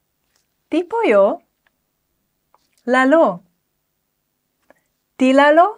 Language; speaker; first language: Greek; non-native, fluent; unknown